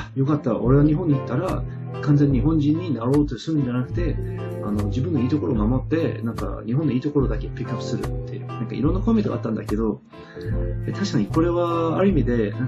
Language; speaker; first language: Japanese; non-native, fluent; English